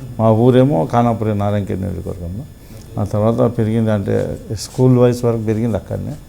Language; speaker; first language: Telugu; native; Telugu